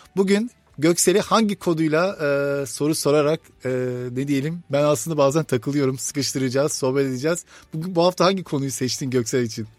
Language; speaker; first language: Turkish; native; Turkish